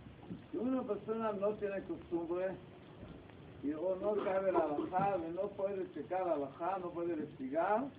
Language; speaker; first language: Spanish; non-native, learner; Hebrew